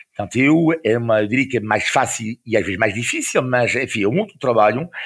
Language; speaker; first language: Portuguese; non-native, fluent; French